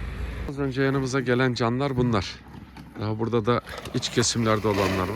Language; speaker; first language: Turkish; native; Turkish